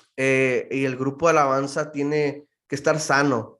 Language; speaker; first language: Spanish; native; Spanish